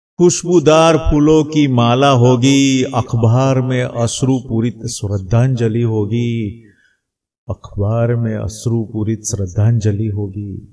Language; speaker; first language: Hindi; non-native, local second language; Gujarati